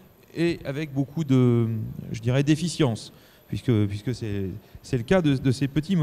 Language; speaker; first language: French; native; French